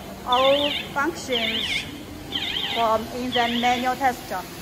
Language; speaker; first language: English; non-native, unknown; Chinese